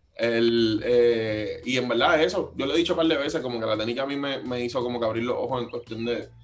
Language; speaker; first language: Spanish; native; Spanish